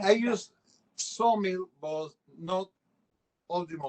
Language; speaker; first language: English; non-native, local second language; Spanish